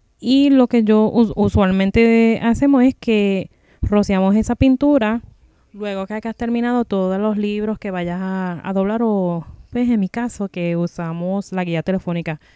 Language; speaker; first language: Spanish; native; Spanish